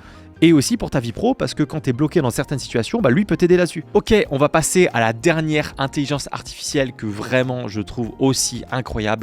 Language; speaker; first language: French; native; French